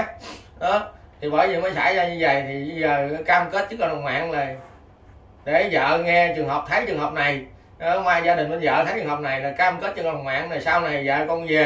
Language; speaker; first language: Vietnamese; native; Vietnamese